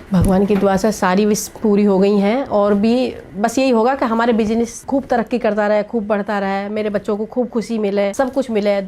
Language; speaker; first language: Hindi; native; Hindi